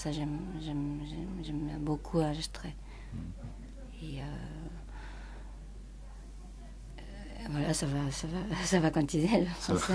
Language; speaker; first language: French; non-native, fluent; Japanese